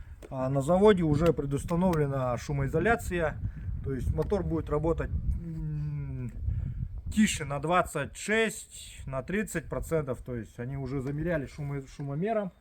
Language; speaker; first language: Russian; native; Russian